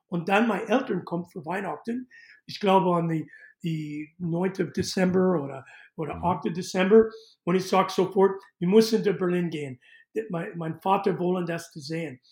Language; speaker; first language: German; non-native, learner; English